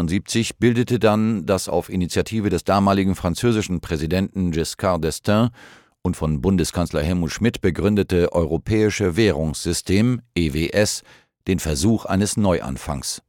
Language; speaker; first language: German; native; German